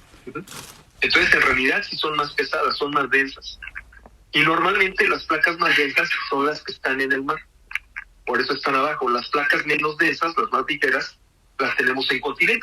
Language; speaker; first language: Spanish; native; Spanish